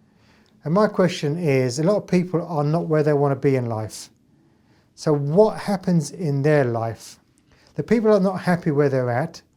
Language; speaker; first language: English; native; English